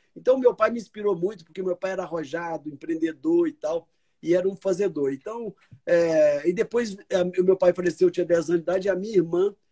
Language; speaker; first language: Portuguese; native; Portuguese